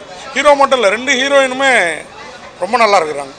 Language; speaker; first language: Tamil; native; Tamil